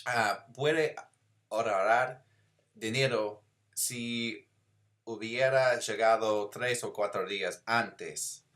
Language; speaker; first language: Spanish; non-native, learner; English